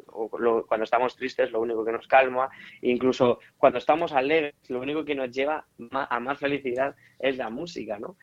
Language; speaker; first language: Spanish; native; Spanish